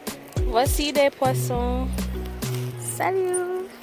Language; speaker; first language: French; non-native, learner; English